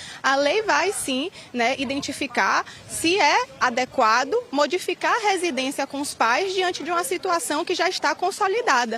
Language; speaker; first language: Portuguese; native; Portuguese